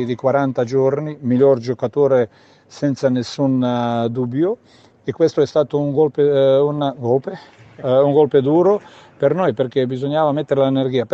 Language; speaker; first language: Italian; non-native, fluent; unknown